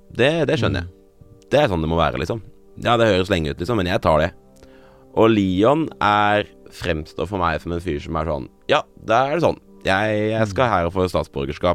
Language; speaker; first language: Norwegian; native; Norwegian